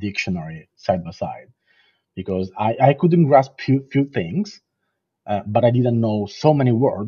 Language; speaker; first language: English; non-native, fluent; Italian